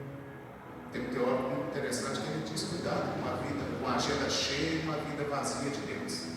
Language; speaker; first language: Portuguese; native; Portuguese